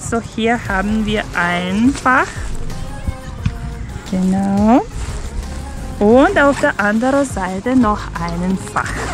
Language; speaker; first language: German; non-native, fluent; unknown